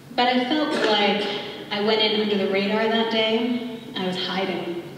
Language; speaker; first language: English; native; English